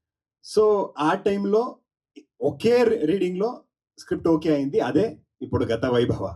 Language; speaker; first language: Telugu; non-native, learner; Kannada